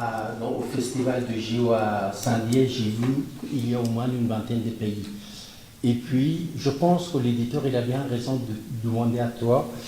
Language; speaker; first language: French; non-native, fluent; Persian